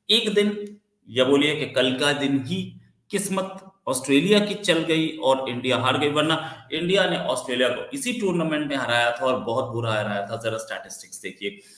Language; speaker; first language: Hindi; native; Hindi